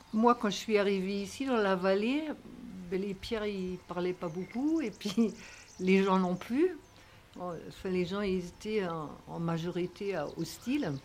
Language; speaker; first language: French; non-native, fluent; German